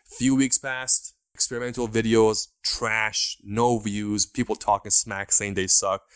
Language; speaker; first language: English; non-native, fluent; Persian